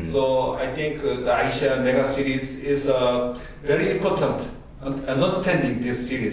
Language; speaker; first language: English; non-native, learner; Korean